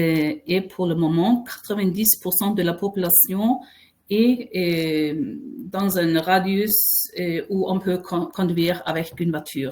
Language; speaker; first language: French; non-native, fluent; Faroese